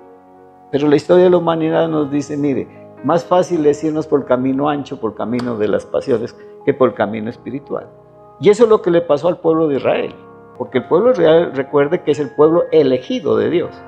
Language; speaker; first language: Spanish; native; Spanish